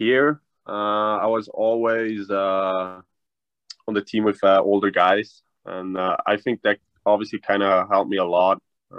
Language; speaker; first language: English; non-native, fluent; Swiss German